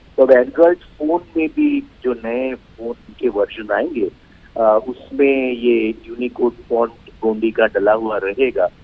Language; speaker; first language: Hindi; non-native, local second language; Bangla